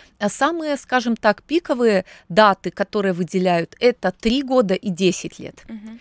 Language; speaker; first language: Russian; native; Russian